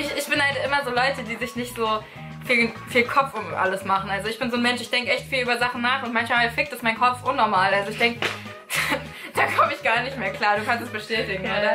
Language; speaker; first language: German; native; German